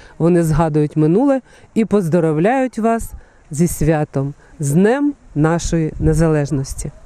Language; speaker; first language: Ukrainian; native; Ukrainian